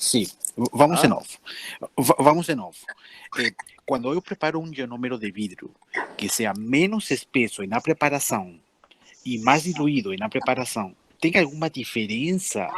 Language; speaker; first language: Portuguese; non-native, fluent; Spanish